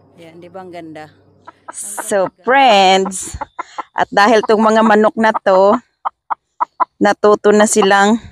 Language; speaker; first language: Filipino; non-native, local second language; Masbatenyo